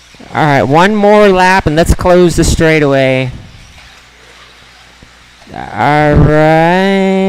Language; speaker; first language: English; native; English